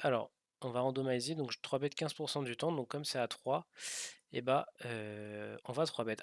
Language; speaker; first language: French; native; French